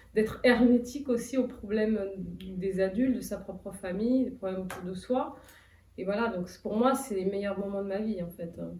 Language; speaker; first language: French; native; French